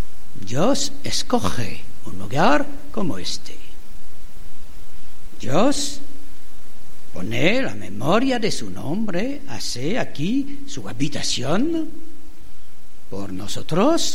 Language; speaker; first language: Spanish; non-native, fluent; French